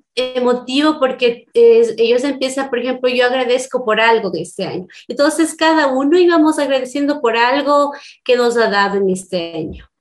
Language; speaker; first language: Spanish; non-native, local second language; Quechua